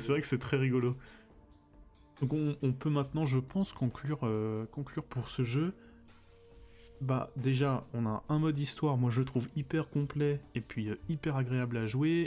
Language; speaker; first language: French; native; French